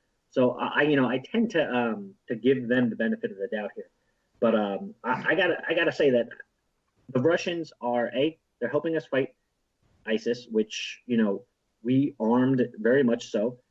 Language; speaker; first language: English; native; English